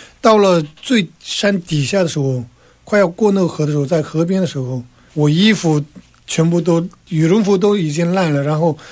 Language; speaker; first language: Chinese; non-native, local second language; Tibetan